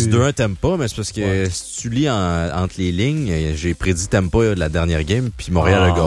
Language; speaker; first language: French; native; French